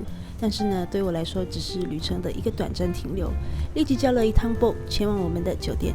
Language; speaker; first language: Chinese; native; Chinese